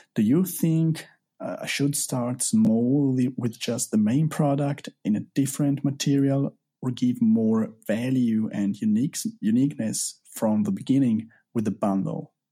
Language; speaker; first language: English; non-native, fluent; Italian